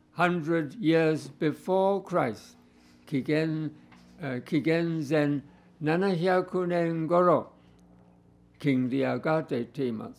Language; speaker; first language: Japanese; non-native, fluent; English